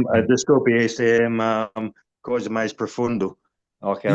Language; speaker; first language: Portuguese; non-native, fluent; English